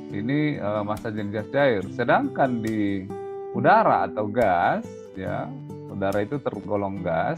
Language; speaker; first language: Indonesian; native; Indonesian